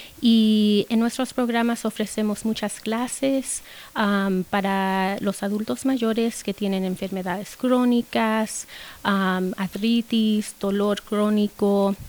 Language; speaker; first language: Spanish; early bilingual, heritage; Spanish